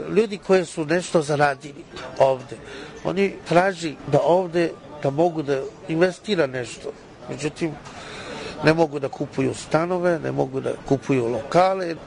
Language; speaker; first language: Serbian; non-native, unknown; Chinese